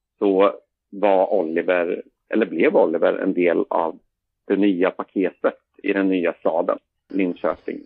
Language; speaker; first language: Swedish; native; Swedish